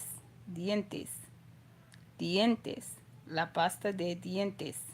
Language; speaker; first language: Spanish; non-native, learner; English